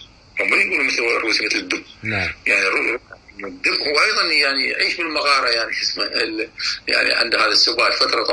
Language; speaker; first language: Arabic; native; Arabic